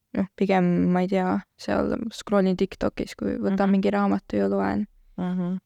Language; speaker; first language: Estonian; native; Estonian